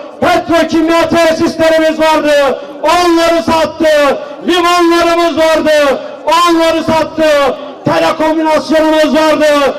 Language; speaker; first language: Turkish; native; Turkish